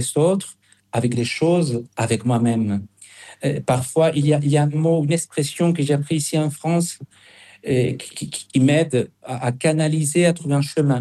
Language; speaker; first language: French; non-native, fluent; Spanish